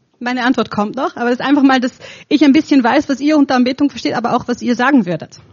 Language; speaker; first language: German; non-native, fluent; Romanian